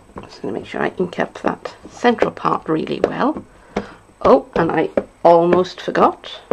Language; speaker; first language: English; native; English